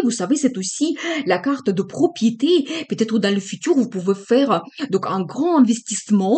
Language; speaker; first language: French; non-native, fluent; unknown